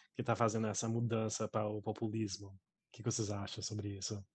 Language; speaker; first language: Portuguese; non-native, fluent; English